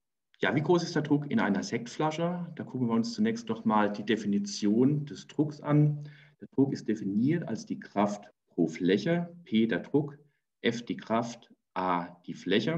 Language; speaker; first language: German; native; German